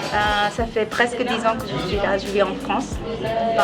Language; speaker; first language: French; non-native, fluent; Japanese